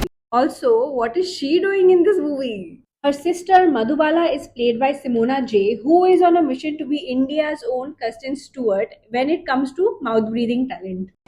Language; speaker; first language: English; non-native, local second language; Hindi